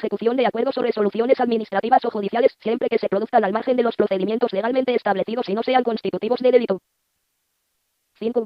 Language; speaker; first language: Spanish; native; Spanish